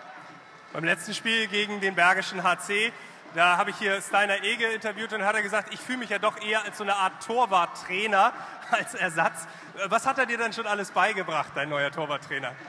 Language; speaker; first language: German; native; German